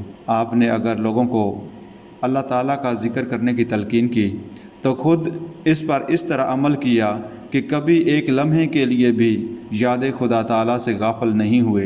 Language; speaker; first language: Urdu; native; Urdu